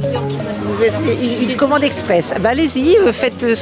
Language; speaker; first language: French; native; French